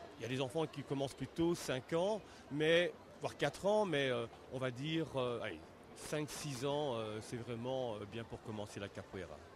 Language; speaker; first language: French; native; French